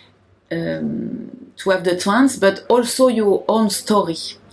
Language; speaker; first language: English; non-native, learner; French